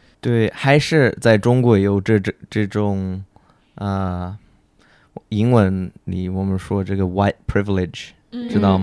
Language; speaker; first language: Chinese; non-native, fluent; English